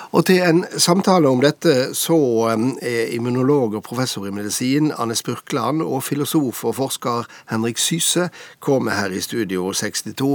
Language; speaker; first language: Norwegian; native; Norwegian